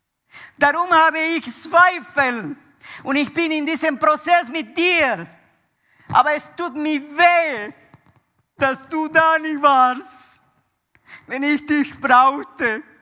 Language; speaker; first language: German; non-native, fluent; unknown